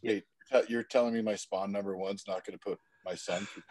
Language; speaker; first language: English; native; English